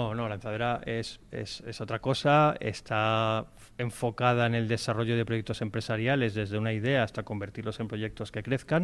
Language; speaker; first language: Spanish; native; Spanish